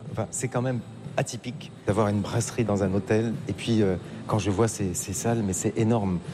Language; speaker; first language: French; native; French